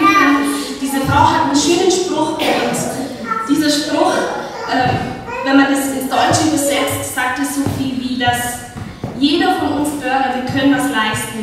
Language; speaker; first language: German; non-native, fluent; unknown